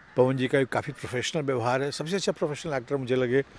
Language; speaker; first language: Hindi; native; Hindi